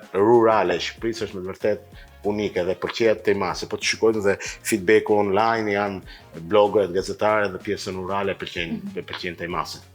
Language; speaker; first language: Albanian; native; Albanian